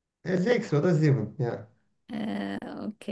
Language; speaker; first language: German; non-native, learner; Turkish